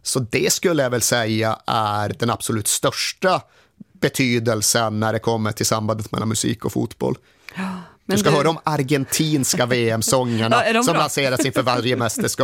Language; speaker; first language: Swedish; native; Swedish